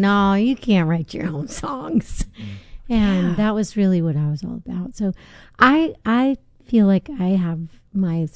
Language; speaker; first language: English; native; English